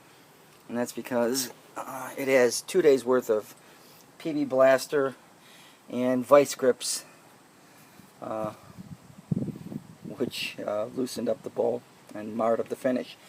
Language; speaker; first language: English; native; English